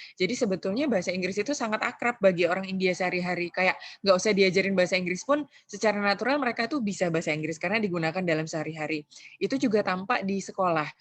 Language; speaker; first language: Indonesian; native; Indonesian